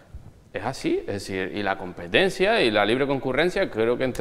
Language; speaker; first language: Spanish; native; Spanish